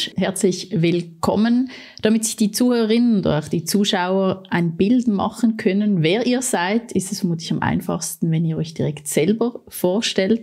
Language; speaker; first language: German; native; German